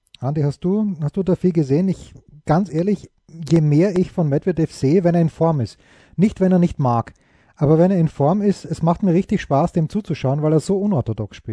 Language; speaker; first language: German; native; German